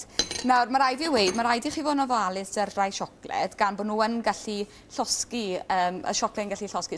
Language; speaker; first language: Welsh; native; Welsh